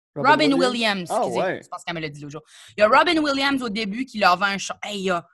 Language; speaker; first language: French; native; French